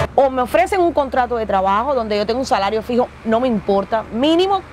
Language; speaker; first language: Spanish; native; Spanish